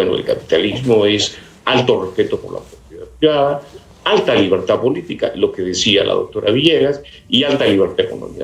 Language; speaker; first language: Spanish; native; Spanish